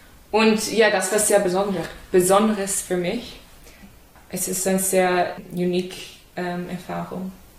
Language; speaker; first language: German; non-native, learner; English